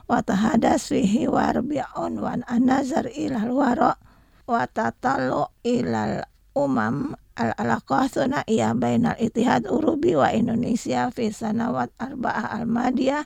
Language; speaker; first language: Arabic; non-native, fluent; Indonesian